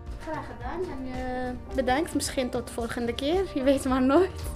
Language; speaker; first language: Dutch; non-native, learner; Arabic